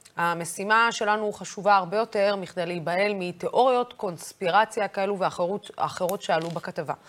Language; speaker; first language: Hebrew; non-native, local second language; Arabic